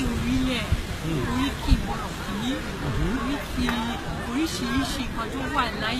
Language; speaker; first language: Yoruba; non-native, fluent; English